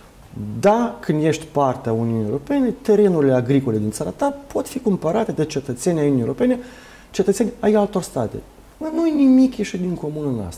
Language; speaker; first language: Romanian; native; Romanian